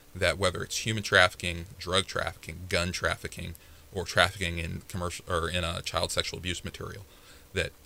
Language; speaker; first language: English; native; English